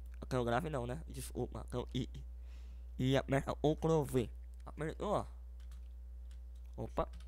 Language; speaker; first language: Portuguese; native; Portuguese